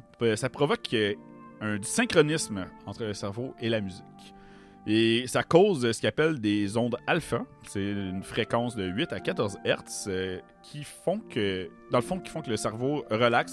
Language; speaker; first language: French; native; French